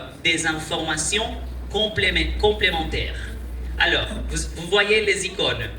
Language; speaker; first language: French; non-native, fluent; Spanish